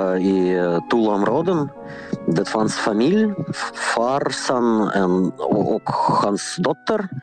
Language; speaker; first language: Swedish; non-native, fluent; Russian